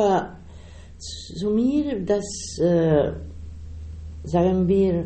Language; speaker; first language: German; non-native, learner; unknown